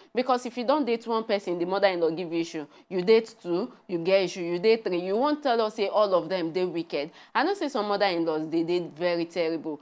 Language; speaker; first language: Nigerian Pidgin; native; Nigerian Pidgin